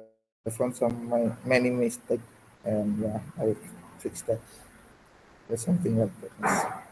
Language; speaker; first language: English; non-native, learner; Indonesian